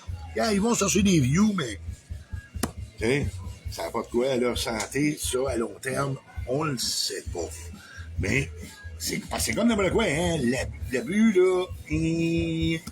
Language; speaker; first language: French; native; French